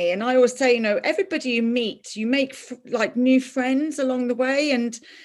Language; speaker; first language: English; native; English